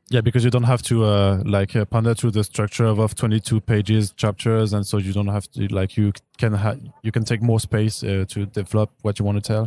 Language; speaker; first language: English; non-native, fluent; French